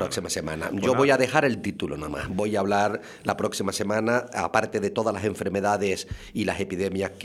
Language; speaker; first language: Spanish; native; Spanish